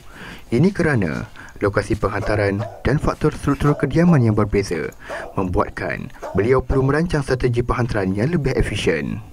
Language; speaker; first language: Malay; native; Malay